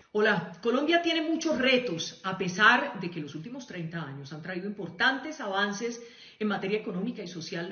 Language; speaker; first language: Spanish; native; Spanish